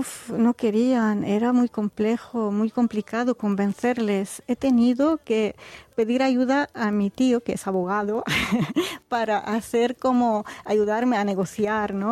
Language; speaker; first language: Spanish; non-native, fluent; Arabic